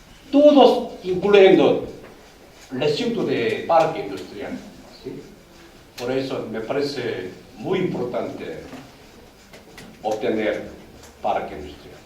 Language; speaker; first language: Spanish; non-native, learner; Korean